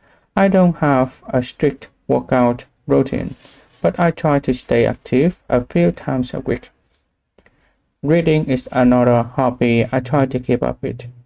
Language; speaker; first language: English; non-native, learner; Vietnamese